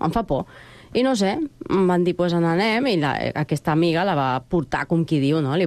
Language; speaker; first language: Catalan; non-native, fluent; Spanish